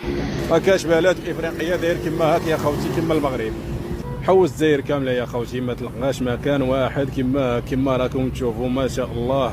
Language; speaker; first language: Arabic; native; Arabic